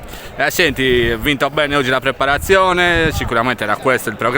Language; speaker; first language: Italian; native; Italian